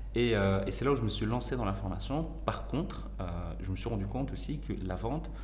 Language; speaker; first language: French; non-native, local second language; Arabic